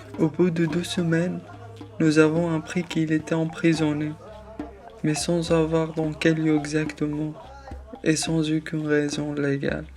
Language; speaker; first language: French; non-native, fluent; Arabic